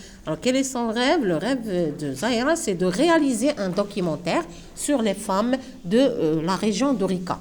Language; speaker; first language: French; non-native, local second language; Arabic